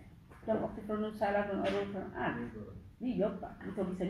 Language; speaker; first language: Swedish; non-native, learner; Tigrinya